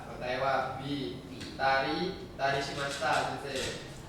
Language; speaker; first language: Japanese; non-native, learner; Indonesian